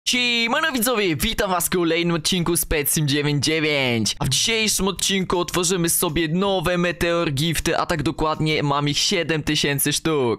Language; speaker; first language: Polish; native; Polish